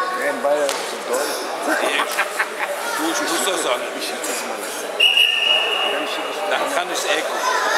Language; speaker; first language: German; native; German